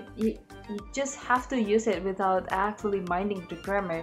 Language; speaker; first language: English; non-native, learner; Indonesian